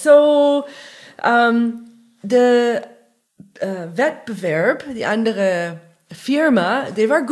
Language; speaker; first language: German; non-native, learner; English